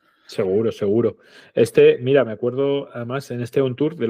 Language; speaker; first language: Spanish; native; Spanish